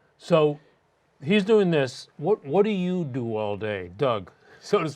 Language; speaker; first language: English; native; English